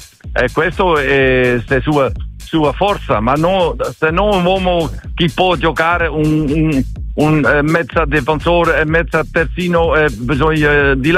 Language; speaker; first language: Italian; non-native, learner; Dutch